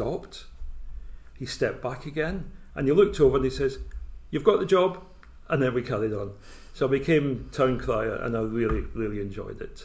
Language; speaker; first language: English; native; English